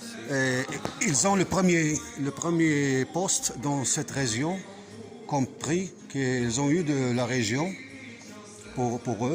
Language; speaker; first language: French; non-native, fluent; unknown